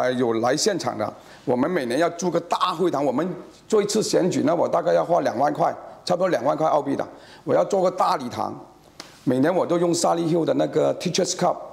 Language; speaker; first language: Chinese; native; Chinese